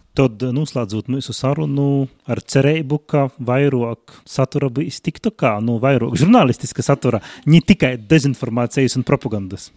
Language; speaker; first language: Latvian; native; Latvian